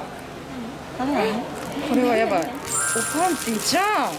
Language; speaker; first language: Japanese; native; Japanese